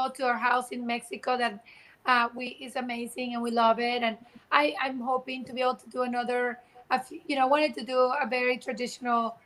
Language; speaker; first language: English; non-native, fluent; Spanish